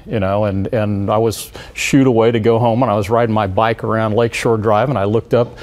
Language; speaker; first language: English; native; English